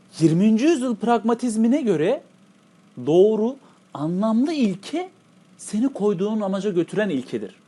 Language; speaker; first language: Turkish; native; Turkish